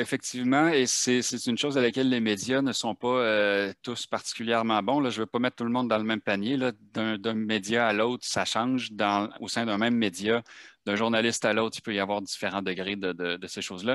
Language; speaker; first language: French; native; French